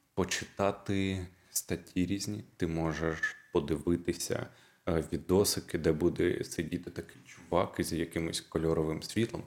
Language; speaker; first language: Ukrainian; non-native, local second language; Russian